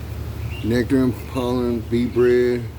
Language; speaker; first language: English; native; English